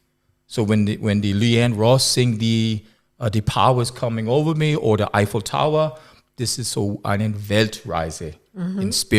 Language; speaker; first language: German; non-native, learner; English